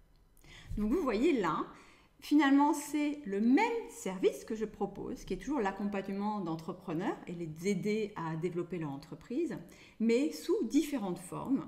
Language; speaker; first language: French; native; French